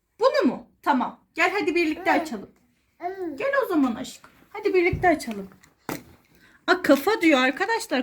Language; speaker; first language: Turkish; native; Turkish